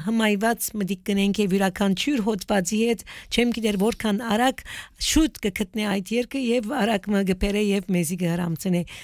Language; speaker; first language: Armenian; early bilingual, heritage; Armenian